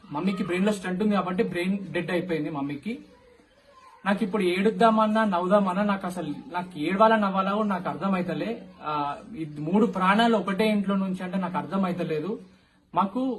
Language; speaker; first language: Telugu; native; Telugu